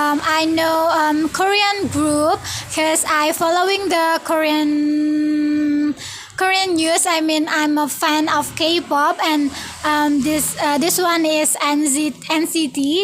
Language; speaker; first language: English; non-native, learner; Indonesian